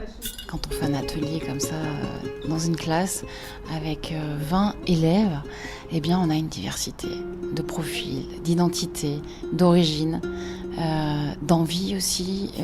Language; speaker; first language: French; native; French